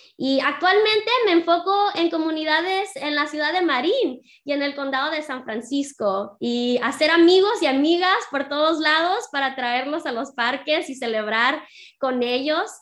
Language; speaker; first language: Spanish; early bilingual, heritage; Spanish